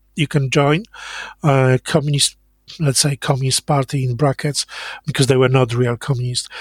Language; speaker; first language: English; non-native, fluent; Polish